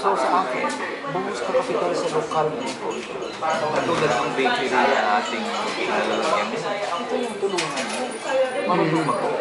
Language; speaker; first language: Filipino; non-native, local second language; Hiligaynon